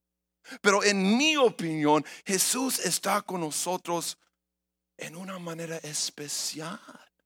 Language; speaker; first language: Spanish; early bilingual, heritage; English